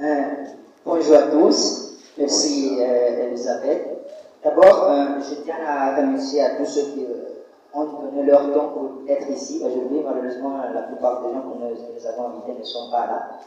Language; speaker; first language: French; non-native, fluent; Portuguese